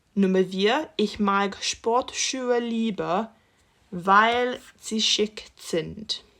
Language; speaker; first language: German; non-native, fluent; English